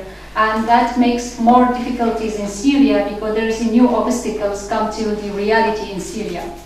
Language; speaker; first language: English; non-native, fluent; Arabic